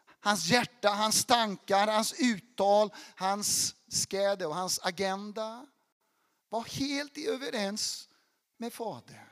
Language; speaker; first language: Swedish; non-native, fluent; Portuguese